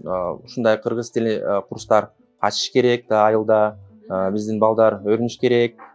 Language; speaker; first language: Kyrgyz; non-native, local second language; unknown